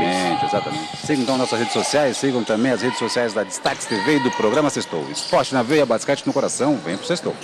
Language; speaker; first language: Portuguese; native; Portuguese